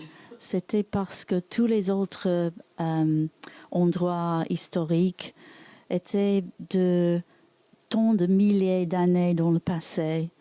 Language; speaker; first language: French; non-native, learner; English